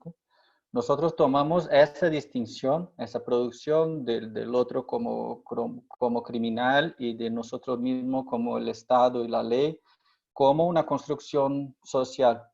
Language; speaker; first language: Spanish; non-native, fluent; Portuguese